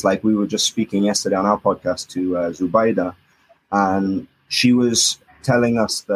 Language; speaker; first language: English; native; English